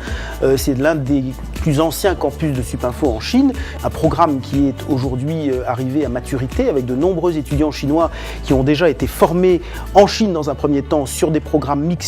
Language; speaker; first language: French; native; French